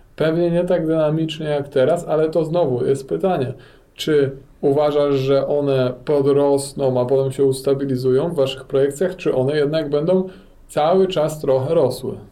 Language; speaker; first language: Polish; native; Polish